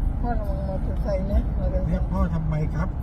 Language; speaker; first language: Thai; native; Thai